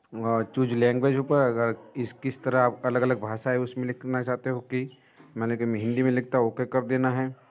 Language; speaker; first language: Hindi; non-native, local second language; Gujarati